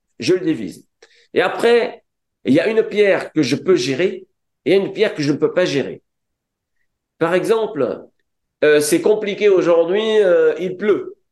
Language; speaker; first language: French; non-native, local second language; Arabic